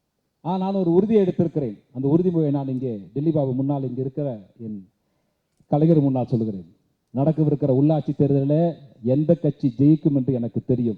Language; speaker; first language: Tamil; native; Tamil